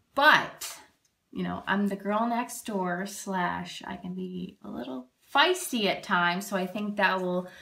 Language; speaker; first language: English; native; English